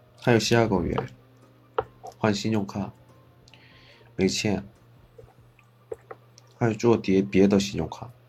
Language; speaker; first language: Chinese; non-native, fluent; Korean